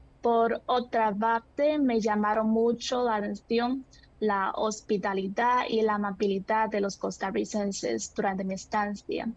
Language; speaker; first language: Spanish; non-native, fluent; Chinese